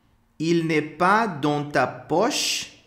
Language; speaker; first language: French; non-native, fluent; Portuguese